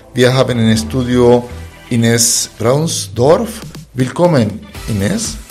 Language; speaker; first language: German; non-native, fluent; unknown